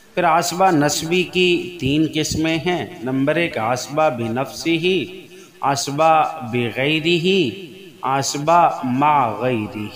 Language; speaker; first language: Urdu; native; Urdu